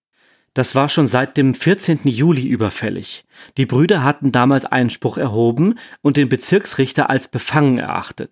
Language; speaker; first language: German; native; German